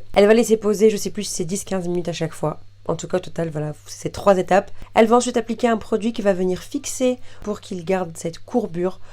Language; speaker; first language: French; native; French